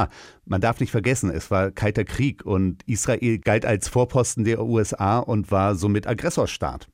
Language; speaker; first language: German; native; German